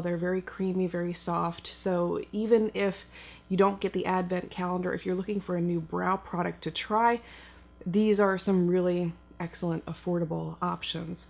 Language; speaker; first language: English; native; English